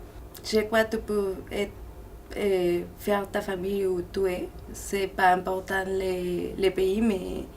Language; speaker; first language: French; non-native, fluent; Spanish